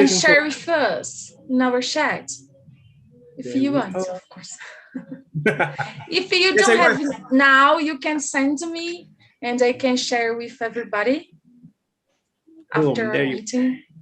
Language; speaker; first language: English; non-native, learner; Portuguese